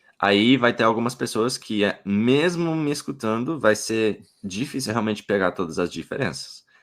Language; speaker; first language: Portuguese; non-native, fluent; English